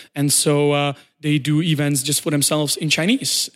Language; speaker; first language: English; non-native, fluent; Czech